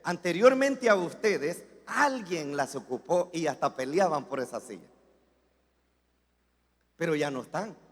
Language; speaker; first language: Spanish; native; Spanish